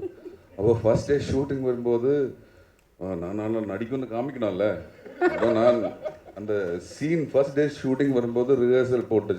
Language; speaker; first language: Tamil; non-native, learner; Malayalam